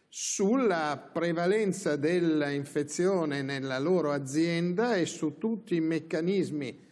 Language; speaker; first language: Italian; native; Italian